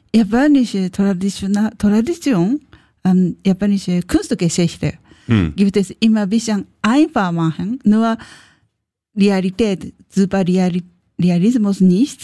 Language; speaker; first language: German; non-native, learner; Japanese